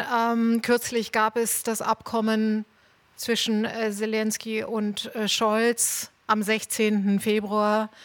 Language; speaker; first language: German; native; German